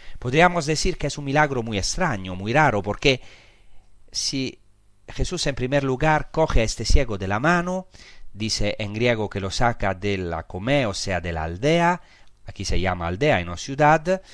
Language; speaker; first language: Spanish; non-native, fluent; Italian